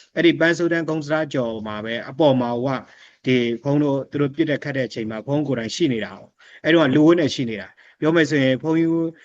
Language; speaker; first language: Burmese; native; Burmese